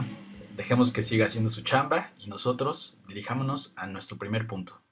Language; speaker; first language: Spanish; native; Spanish